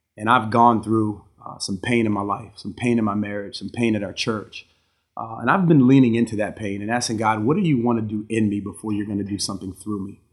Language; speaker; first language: English; native; English